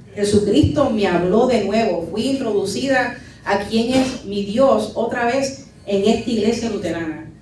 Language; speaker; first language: Spanish; early bilingual, heritage; Spanish